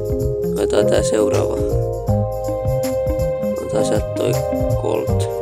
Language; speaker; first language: Finnish; native; Finnish